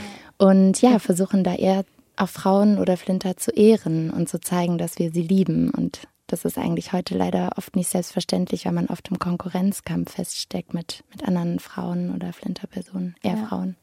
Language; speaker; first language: German; native; German